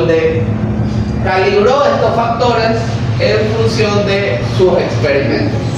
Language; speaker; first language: Spanish; native; Spanish